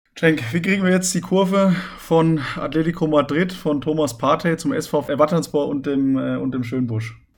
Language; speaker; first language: German; native; German